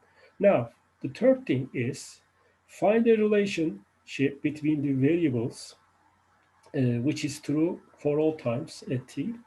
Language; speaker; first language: English; non-native, fluent; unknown